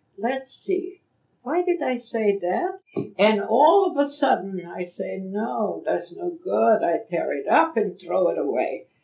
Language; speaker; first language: English; non-native, fluent; Yiddish